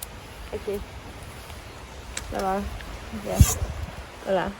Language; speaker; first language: French; non-native, learner; English